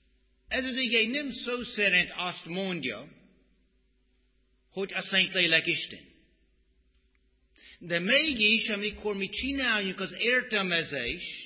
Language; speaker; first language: Hungarian; non-native, fluent; English